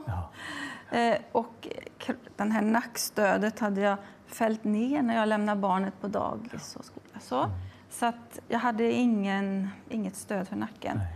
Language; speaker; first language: Swedish; native; Swedish